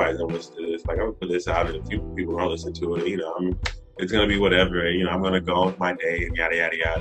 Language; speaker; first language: English; native; English